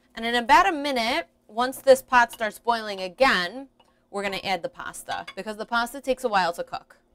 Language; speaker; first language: English; early bilingual, other home language; Italian